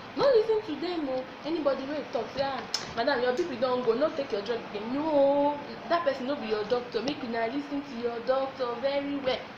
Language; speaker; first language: Nigerian Pidgin; non-native, local second language; Yoruba